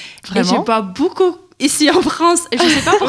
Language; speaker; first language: French; non-native, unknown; Swedish